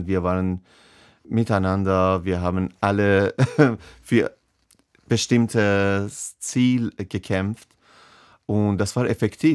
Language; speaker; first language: German; non-native, learner; Persian